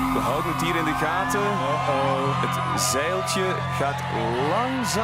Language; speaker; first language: Dutch; native; Dutch